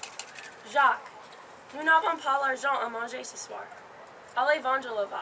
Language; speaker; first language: French; non-native, learner; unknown